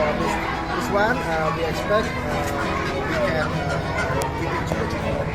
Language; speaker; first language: English; non-native, fluent; Indonesian